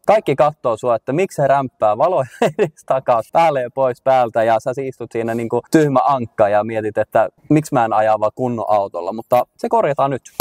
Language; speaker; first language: Finnish; early bilingual, heritage; Finnish